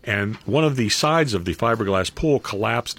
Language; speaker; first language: English; native; English